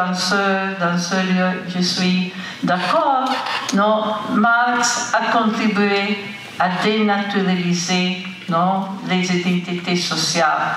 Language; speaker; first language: French; non-native, fluent; Italian